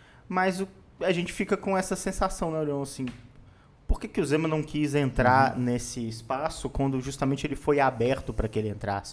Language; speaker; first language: Portuguese; native; Portuguese